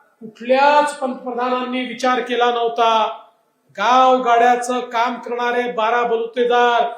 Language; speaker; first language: Marathi; native; Marathi